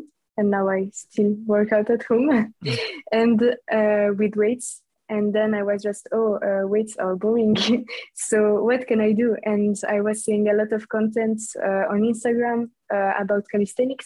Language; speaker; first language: English; non-native, fluent; French